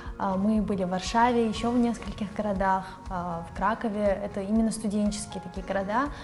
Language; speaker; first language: Russian; native; Russian